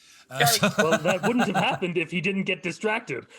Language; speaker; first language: English; native; English